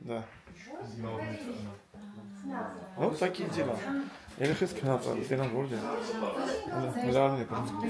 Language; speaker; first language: Russian; non-native, fluent; Armenian